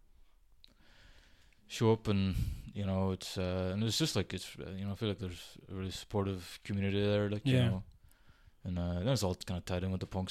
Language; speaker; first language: English; native; English